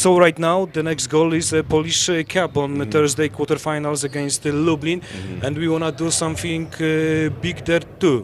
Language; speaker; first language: English; non-native, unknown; Polish